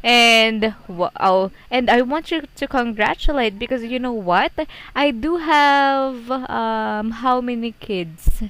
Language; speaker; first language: English; non-native, fluent; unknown